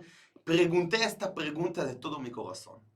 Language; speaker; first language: Spanish; non-native, fluent; Hebrew